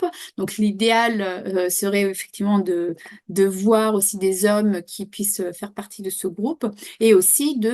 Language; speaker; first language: French; native; French